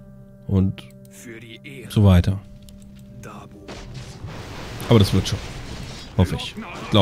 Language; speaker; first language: German; native; German